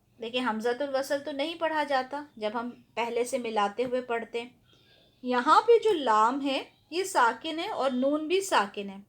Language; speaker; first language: Urdu; native; Urdu